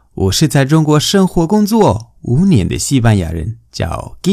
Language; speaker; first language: Chinese; non-native, fluent; Spanish